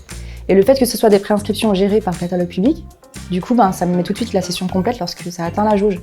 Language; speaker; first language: French; native; French